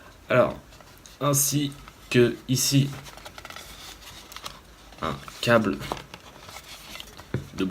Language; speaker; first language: French; native; French